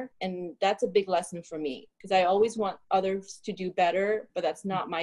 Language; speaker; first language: English; early bilingual, other home language; Chinese